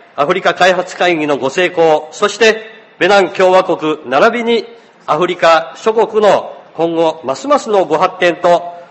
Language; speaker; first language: Japanese; native; Japanese